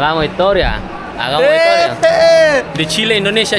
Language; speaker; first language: Spanish; non-native, learner; Indonesian